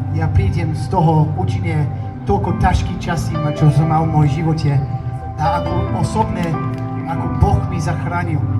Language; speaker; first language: Slovak; non-native, learner; English